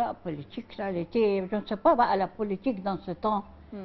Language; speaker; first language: French; non-native, learner; Arabic